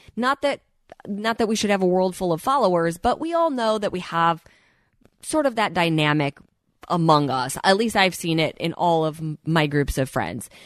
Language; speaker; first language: English; native; English